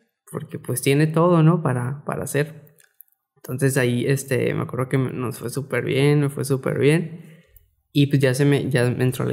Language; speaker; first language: Spanish; native; Spanish